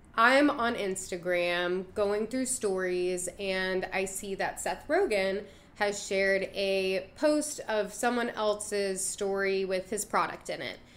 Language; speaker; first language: English; native; English